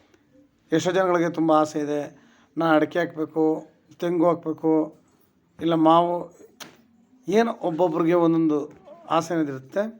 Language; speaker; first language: Kannada; native; Kannada